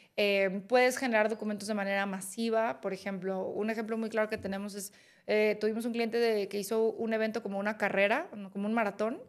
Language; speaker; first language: Spanish; native; Spanish